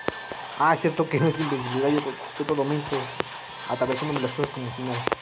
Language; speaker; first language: Spanish; native; Spanish